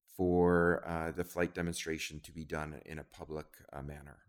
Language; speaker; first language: English; native; English